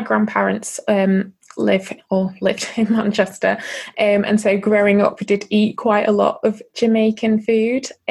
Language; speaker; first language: English; native; English